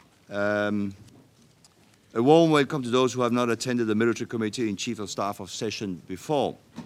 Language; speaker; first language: English; non-native, fluent; Danish